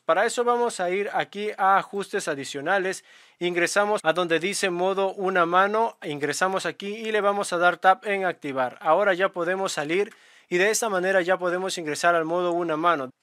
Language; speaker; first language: Spanish; native; Spanish